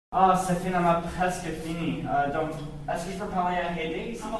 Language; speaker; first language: French; non-native, learner; English